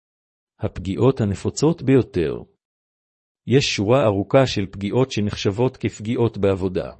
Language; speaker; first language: Hebrew; native; Hebrew